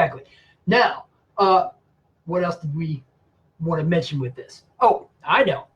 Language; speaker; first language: English; native; English